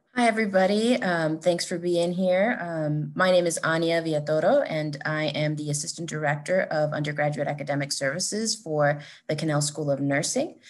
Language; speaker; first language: English; native; English